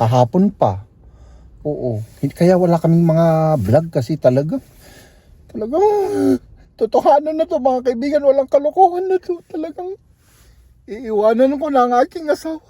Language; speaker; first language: Filipino; native; Filipino